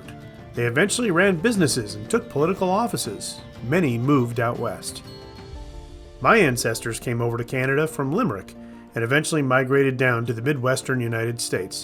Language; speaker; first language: English; native; English